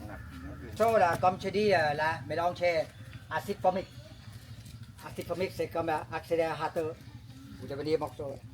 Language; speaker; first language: French; non-native, learner; Thai